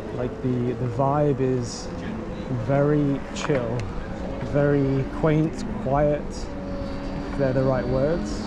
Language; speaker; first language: English; native; English